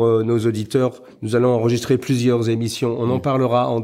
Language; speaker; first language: French; native; French